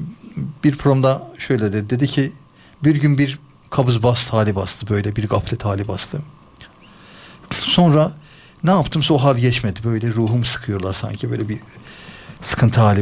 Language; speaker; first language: Turkish; native; Turkish